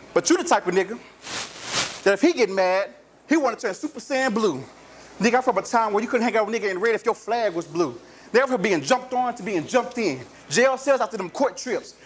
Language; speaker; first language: English; native; English